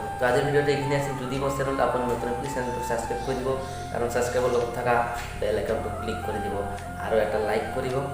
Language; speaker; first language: Assamese; non-native, local second language; Bangla